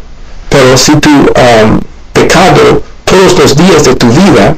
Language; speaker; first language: Spanish; non-native, learner; Haitian Creole